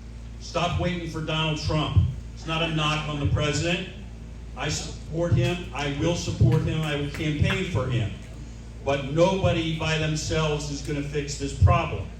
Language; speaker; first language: English; native; English